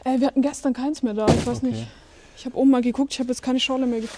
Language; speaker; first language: German; native; German